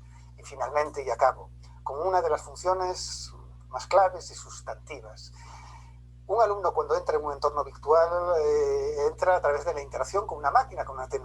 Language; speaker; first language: Spanish; native; Spanish